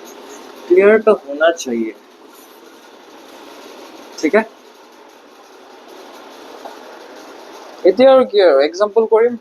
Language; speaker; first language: Hindi; non-native, local second language; Assamese